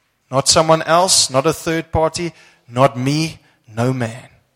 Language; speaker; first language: English; native; English